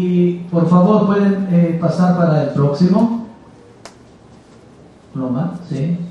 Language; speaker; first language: Spanish; non-native, fluent; Hebrew